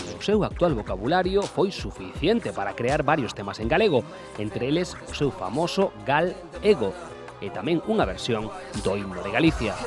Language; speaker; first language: Galician; native; Galician